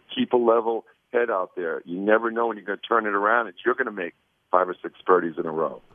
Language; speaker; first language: English; native; English